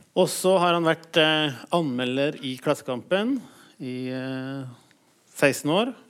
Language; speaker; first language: Norwegian; native; Norwegian